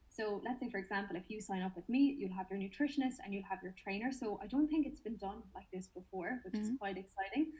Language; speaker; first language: English; native; English